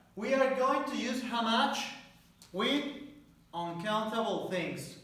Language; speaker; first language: English; non-native, fluent; Spanish